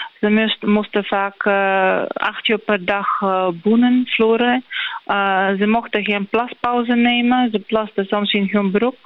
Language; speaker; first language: Dutch; non-native, fluent; Bulgarian